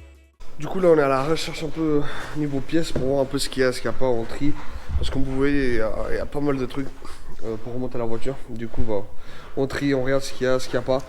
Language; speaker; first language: French; native; French